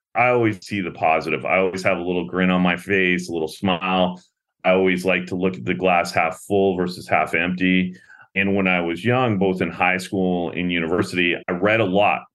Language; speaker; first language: English; native; English